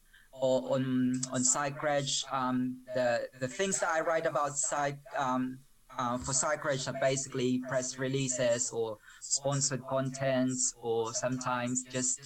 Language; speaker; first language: English; non-native, local second language; Filipino